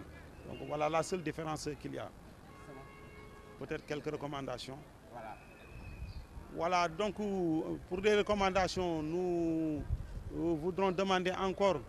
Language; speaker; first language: French; non-native, local second language; Wolof